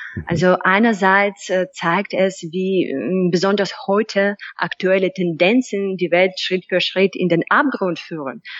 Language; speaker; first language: German; non-native, fluent; Russian